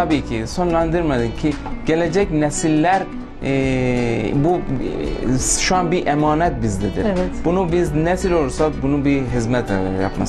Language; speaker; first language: Turkish; non-native, local second language; Persian